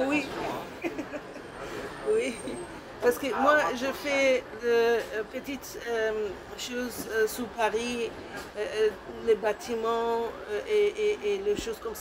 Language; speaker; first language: French; non-native, learner; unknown